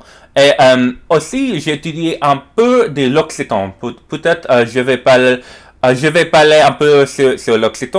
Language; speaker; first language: French; non-native, learner; English